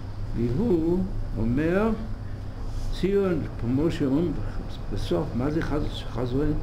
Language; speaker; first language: Hebrew; non-native, fluent; English